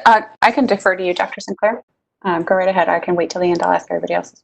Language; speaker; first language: English; native; English